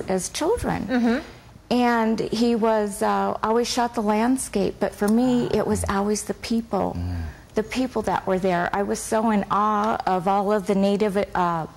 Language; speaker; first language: English; native; English